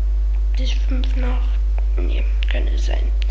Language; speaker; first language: German; native; German